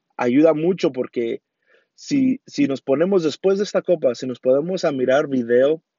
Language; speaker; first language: Spanish; early bilingual, heritage; Spanish